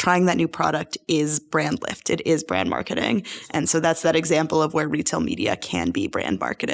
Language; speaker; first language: English; native; English